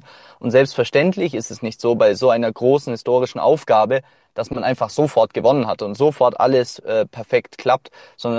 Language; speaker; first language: German; native; German